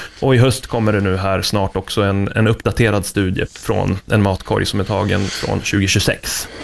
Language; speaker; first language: Swedish; native; Swedish